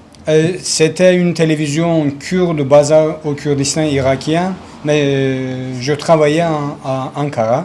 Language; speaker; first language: French; non-native, learner; Kurdish